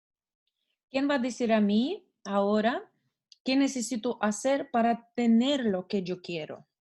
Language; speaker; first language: Spanish; non-native, learner; Russian